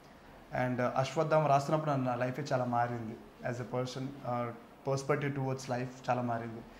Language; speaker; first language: Telugu; native; Telugu